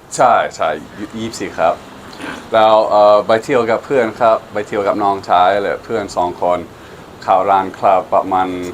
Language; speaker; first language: Thai; non-native, learner; English